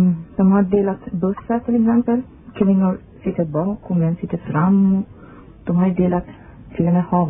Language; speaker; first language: Swedish; non-native, fluent; Persian